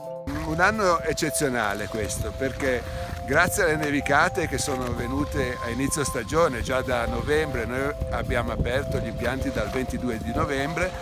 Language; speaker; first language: Italian; native; Italian